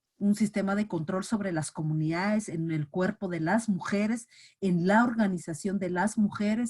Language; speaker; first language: Spanish; native; Spanish